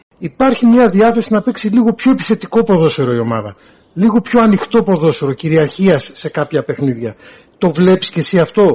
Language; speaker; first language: Greek; native; Greek